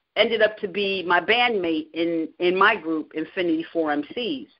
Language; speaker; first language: English; native; English